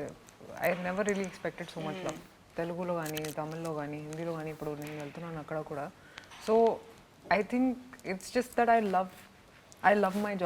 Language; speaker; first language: Telugu; non-native, fluent; Hindi